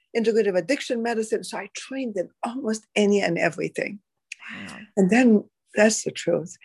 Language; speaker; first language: English; non-native, fluent; Arabic